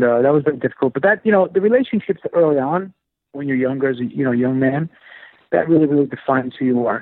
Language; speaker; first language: English; native; English